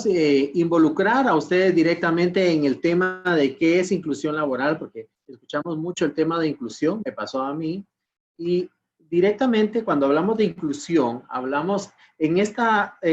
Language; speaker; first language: Spanish; native; Spanish